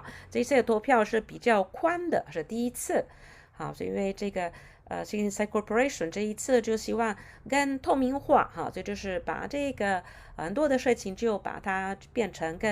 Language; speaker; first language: Chinese; non-native, fluent; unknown